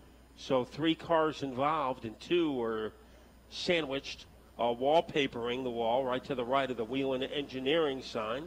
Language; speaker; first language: English; native; English